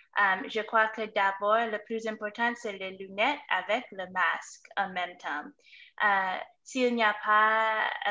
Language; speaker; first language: French; non-native, fluent; English